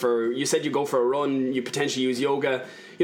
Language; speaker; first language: English; native; English